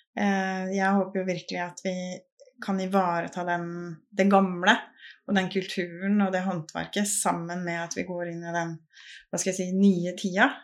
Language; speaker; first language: Norwegian; native; Norwegian